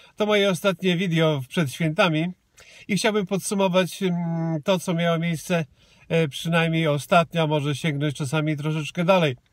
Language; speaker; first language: Polish; native; Polish